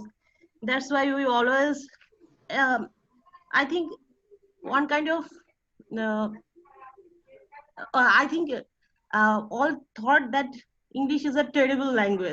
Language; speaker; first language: English; non-native, learner; Bangla